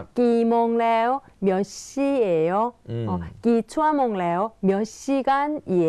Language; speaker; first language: Thai; non-native, fluent; Korean